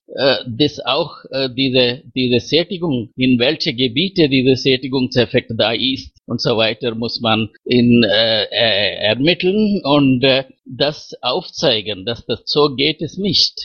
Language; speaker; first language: German; non-native, fluent; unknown